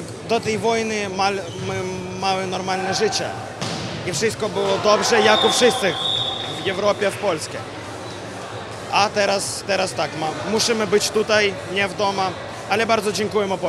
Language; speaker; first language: Polish; non-native, learner; Ukrainian